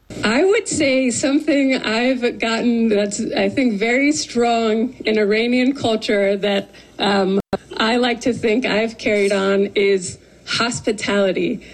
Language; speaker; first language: English; early bilingual, other home language; Persian